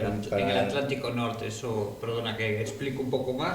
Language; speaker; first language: Spanish; native; Spanish